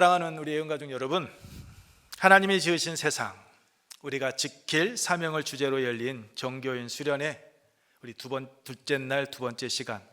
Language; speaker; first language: Korean; native; Korean